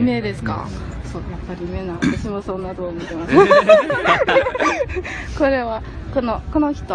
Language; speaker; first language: Japanese; non-native, learner; Chinese